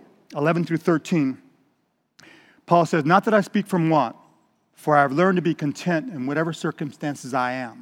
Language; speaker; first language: English; native; English